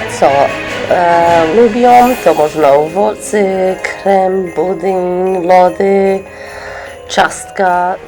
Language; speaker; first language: Polish; early bilingual, heritage; English